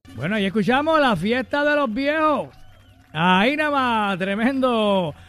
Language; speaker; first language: Spanish; native; Spanish